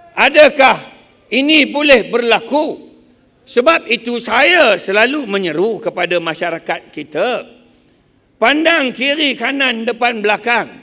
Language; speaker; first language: Malay; non-native, local second language; Chinese